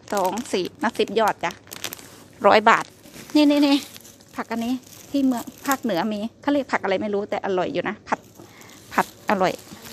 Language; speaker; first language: Thai; native; Thai